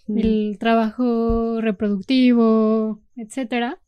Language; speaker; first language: Spanish; native; Spanish